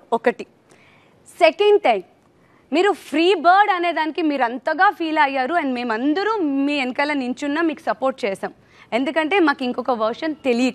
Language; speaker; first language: Telugu; native; Telugu